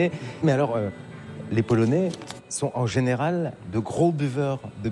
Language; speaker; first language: French; native; French